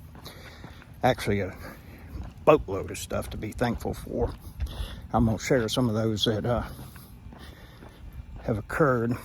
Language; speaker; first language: English; native; English